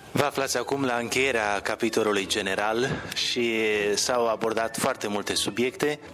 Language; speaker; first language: Romanian; native; Romanian